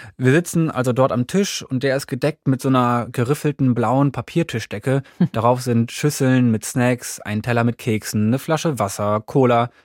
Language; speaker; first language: German; native; German